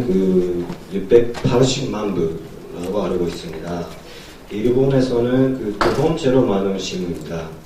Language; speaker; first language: Korean; non-native, learner; Japanese